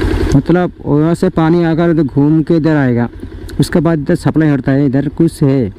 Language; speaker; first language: Hindi; non-native, local second language; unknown